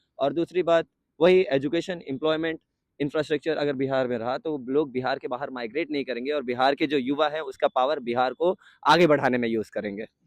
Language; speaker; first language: Hindi; native; Hindi